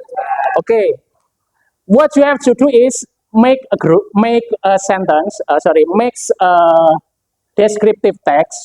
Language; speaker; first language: English; non-native, fluent; Indonesian